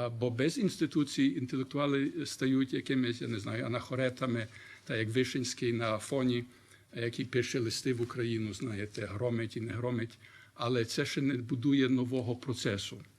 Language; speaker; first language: Ukrainian; early bilingual, heritage; Ukrainian